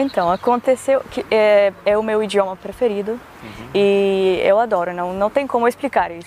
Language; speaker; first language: Portuguese; non-native, fluent; Macedonian